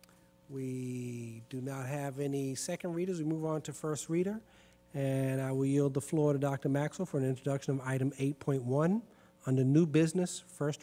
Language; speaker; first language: English; native; English